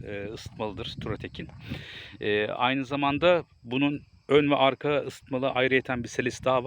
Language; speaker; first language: Turkish; native; Turkish